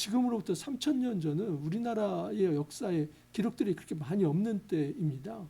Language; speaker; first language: Korean; native; Korean